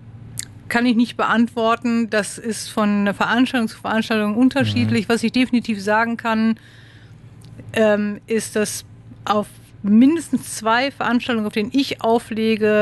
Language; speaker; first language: German; native; German